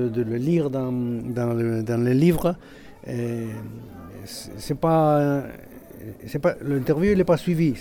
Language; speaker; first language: French; non-native, fluent; Basque